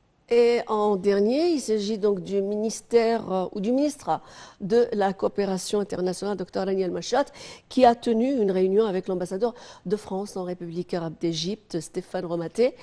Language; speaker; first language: French; non-native, fluent; Arabic